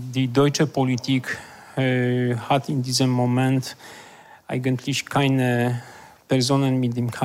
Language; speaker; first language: German; non-native, fluent; Polish